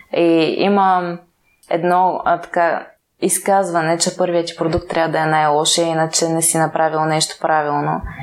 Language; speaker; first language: Bulgarian; native; Bulgarian